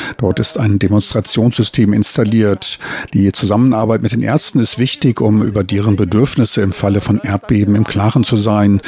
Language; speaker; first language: German; native; German